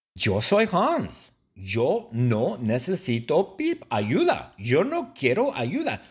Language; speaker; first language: Spanish; non-native, fluent; English